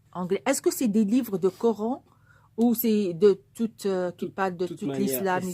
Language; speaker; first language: French; non-native, local second language; Arabic